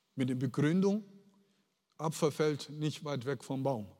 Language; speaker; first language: German; non-native, fluent; Chinese